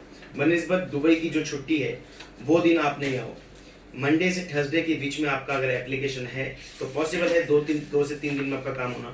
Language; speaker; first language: Hindi; native; Hindi